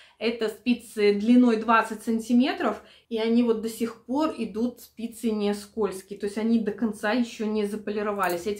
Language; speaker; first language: Russian; native; Russian